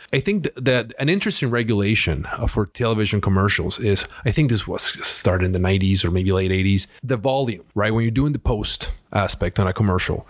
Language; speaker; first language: English; early bilingual, other home language; Spanish